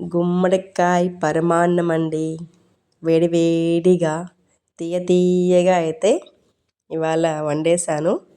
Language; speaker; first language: Telugu; non-native, local second language; Urdu